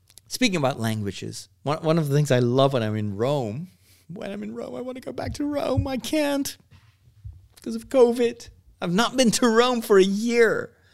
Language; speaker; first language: English; non-native, fluent; Dutch